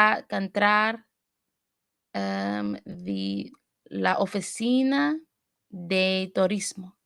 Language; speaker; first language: Spanish; non-native, learner; English